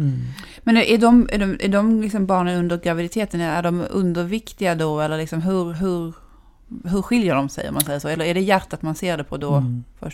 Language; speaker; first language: Swedish; native; Swedish